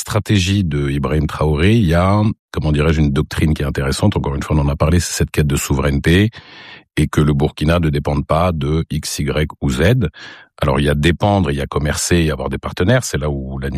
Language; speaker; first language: French; non-native, local second language; Arabic